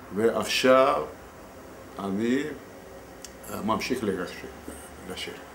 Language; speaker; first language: Hebrew; non-native, learner; Russian